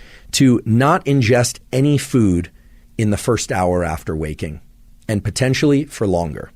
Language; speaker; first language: English; native; English